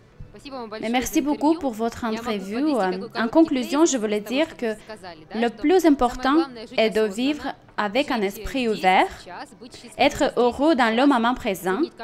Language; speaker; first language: French; non-native, fluent; Russian